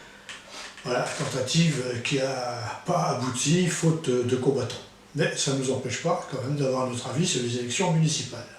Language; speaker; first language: French; native; French